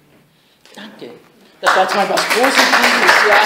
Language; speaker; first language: German; native; German